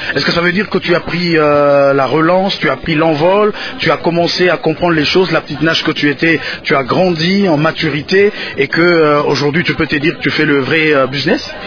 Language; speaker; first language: French; non-native, local second language; Lingala